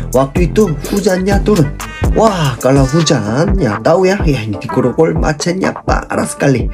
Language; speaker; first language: Indonesian; non-native, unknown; Korean